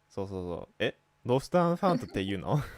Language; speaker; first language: Japanese; non-native, fluent; English